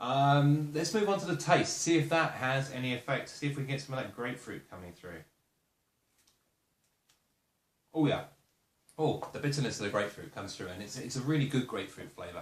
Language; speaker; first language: English; native; English